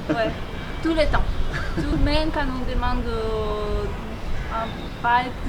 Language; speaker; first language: French; non-native, fluent; Spanish